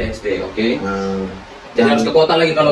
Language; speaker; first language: Indonesian; native; Indonesian